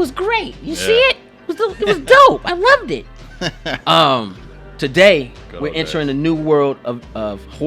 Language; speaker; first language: English; native; English